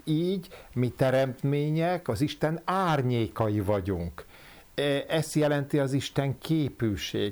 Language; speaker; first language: Hungarian; native; Hungarian